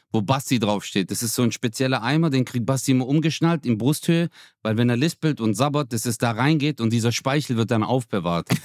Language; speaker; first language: German; early bilingual, other home language; Turkish